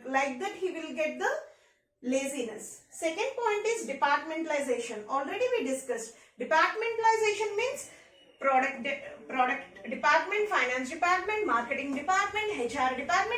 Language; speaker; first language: English; non-native, local second language; Telugu